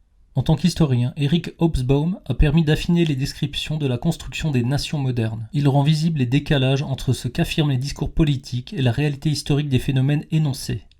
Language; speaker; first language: French; native; French